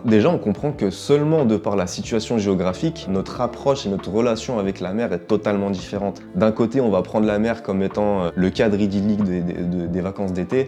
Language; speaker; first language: French; native; French